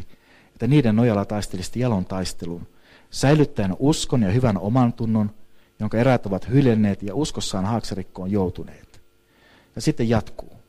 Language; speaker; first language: Finnish; native; Finnish